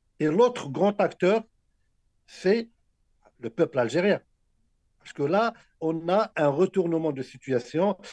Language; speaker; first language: French; non-native, local second language; Arabic